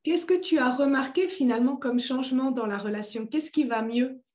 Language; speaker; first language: French; native; French